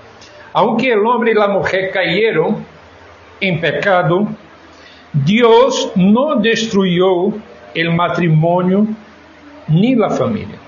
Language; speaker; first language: Spanish; non-native, fluent; Portuguese